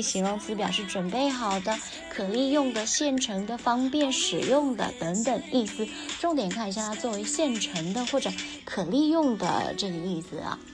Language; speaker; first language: Chinese; native; Chinese